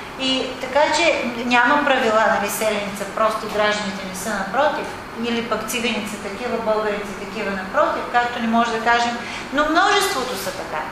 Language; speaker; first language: Bulgarian; native; Bulgarian